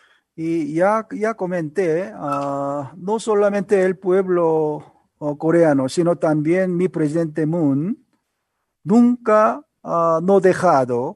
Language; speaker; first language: Spanish; non-native, learner; Korean